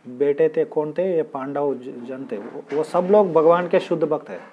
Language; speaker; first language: Hindi; non-native, local second language; Kannada